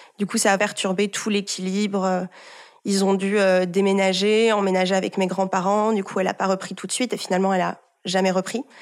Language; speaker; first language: French; early bilingual, heritage; French